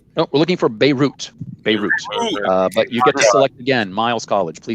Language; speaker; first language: English; native; English